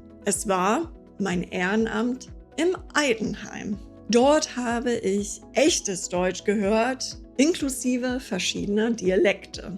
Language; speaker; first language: German; non-native, fluent; English